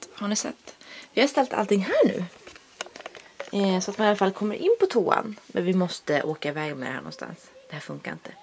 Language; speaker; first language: Swedish; native; Swedish